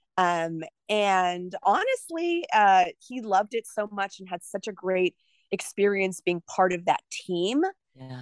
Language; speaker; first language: English; native; English